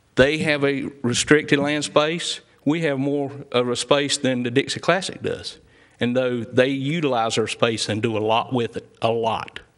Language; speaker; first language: English; native; English